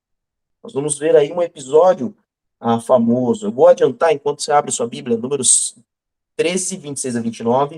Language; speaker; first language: Portuguese; native; Portuguese